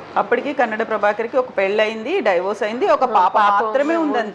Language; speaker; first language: Telugu; native; Telugu